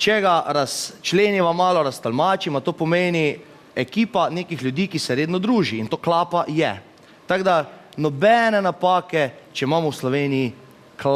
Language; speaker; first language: Slovenian; native; Slovenian